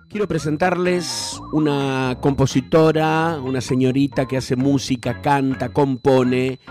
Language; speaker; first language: Spanish; native; Spanish